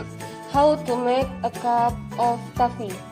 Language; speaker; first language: English; non-native, learner; Indonesian